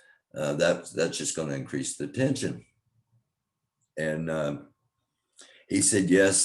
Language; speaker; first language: English; native; English